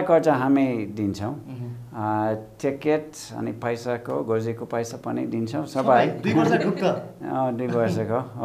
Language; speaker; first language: Nepali; non-native, fluent; English